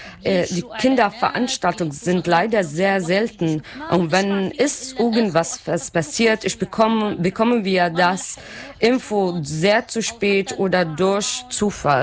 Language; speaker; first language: German; non-native, learner; Arabic